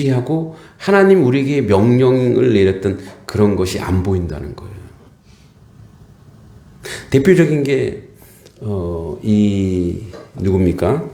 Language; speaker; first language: Korean; native; Korean